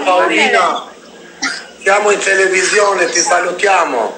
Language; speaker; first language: Italian; non-native, learner; Albanian